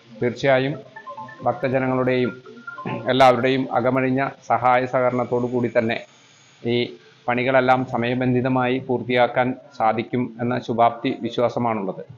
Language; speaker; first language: Malayalam; native; Malayalam